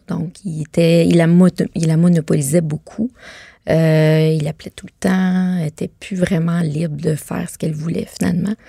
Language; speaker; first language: French; native; French